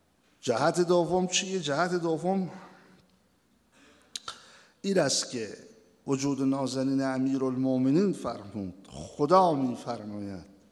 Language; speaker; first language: Persian; native; Persian